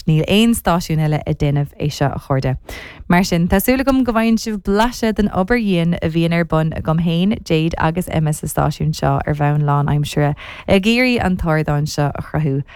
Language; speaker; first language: Irish; native; Irish